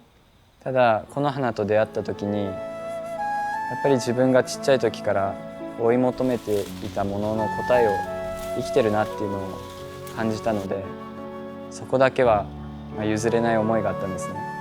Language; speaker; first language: Japanese; native; Japanese